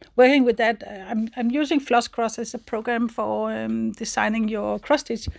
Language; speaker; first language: English; non-native, fluent; Danish